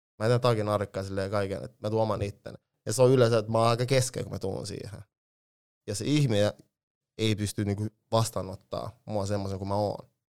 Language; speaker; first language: Finnish; early bilingual, other home language; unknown